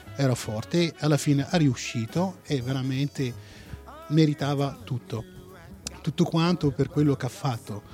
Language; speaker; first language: Italian; non-native, fluent; Arabic